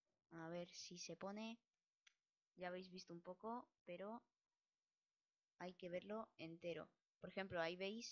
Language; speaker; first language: Spanish; native; Spanish